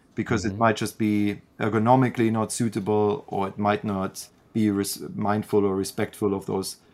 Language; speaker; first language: English; non-native, fluent; German